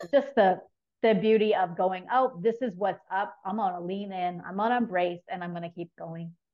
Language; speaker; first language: English; native; English